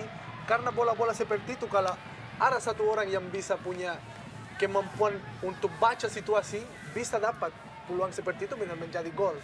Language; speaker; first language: Indonesian; non-native, fluent; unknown